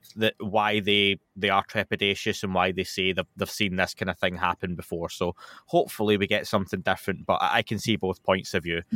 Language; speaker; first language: English; native; English